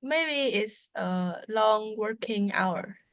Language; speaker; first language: English; non-native, learner; Vietnamese